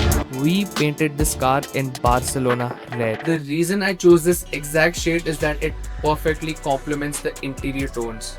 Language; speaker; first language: English; non-native, local second language; Hindi